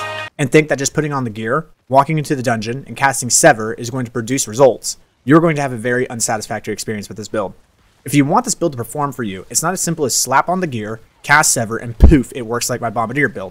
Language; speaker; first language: English; native; English